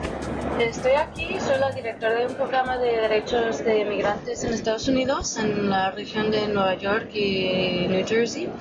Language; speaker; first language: Spanish; non-native, fluent; English